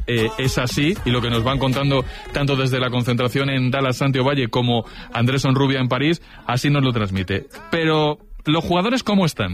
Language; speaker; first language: Spanish; native; Spanish